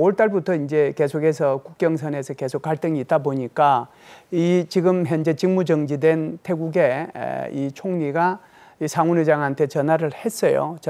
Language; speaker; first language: Korean; native; Korean